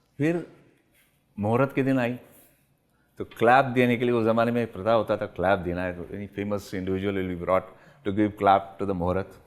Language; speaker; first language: Hindi; non-native, local second language; Tamil